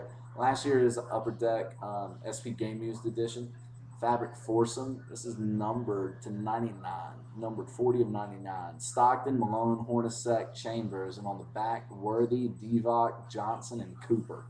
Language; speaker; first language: English; native; English